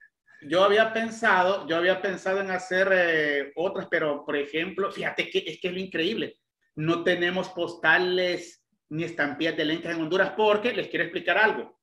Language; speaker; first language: Spanish; native; Spanish